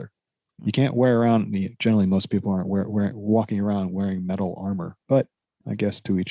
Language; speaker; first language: English; native; English